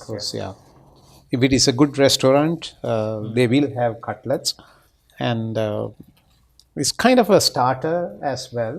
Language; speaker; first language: English; non-native, local second language; Sinhala